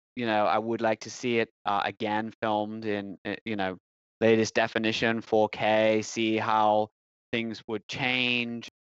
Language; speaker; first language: English; native; English